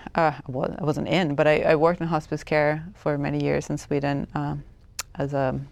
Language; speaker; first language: English; non-native, fluent; Swedish